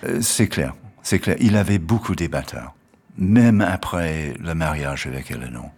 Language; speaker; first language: French; non-native, fluent; English